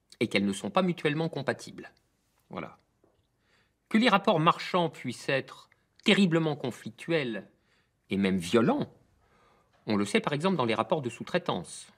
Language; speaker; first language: French; native; French